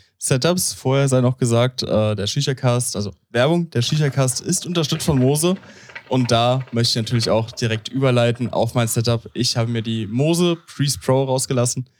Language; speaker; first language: German; native; German